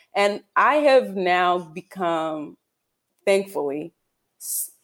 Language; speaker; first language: English; non-native, local second language; Yoruba